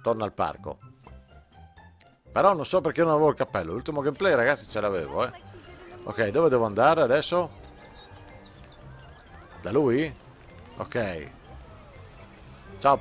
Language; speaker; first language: Italian; native; Italian